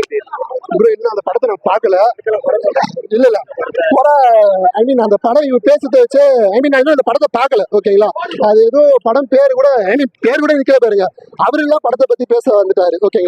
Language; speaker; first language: Tamil; native; Tamil